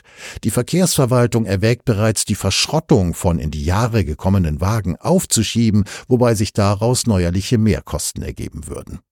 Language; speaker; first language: German; native; German